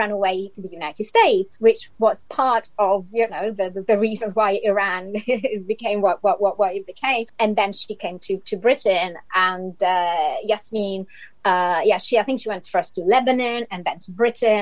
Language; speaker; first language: English; non-native, fluent; Italian